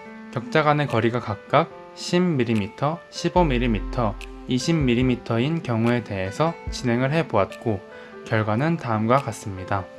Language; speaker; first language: Korean; native; Korean